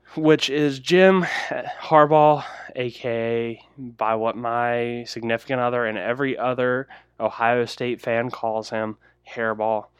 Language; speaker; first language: English; native; English